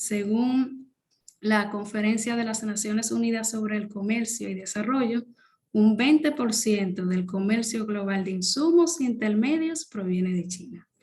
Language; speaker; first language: Spanish; native; Spanish